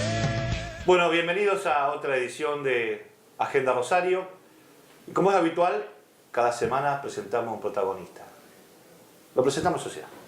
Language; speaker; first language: Spanish; native; Spanish